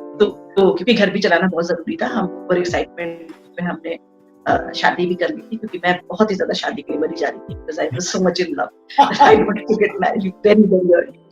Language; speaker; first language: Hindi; non-native, local second language; Bangla